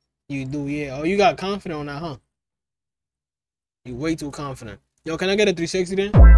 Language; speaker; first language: English; early bilingual, other home language; Spanish